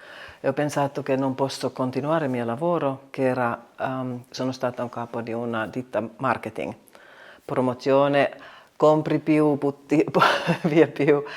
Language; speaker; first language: Italian; non-native, learner; Finnish